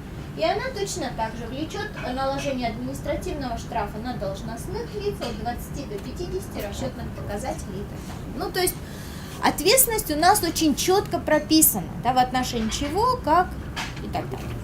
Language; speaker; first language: Russian; native; Russian